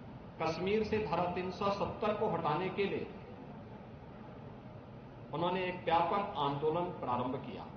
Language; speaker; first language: Hindi; native; Hindi